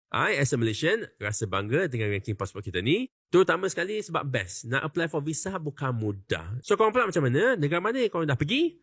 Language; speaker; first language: Malay; native; Malay